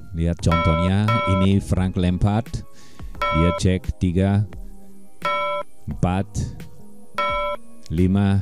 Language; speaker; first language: Indonesian; non-native, fluent; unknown